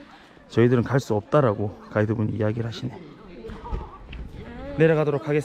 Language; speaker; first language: Korean; native; Korean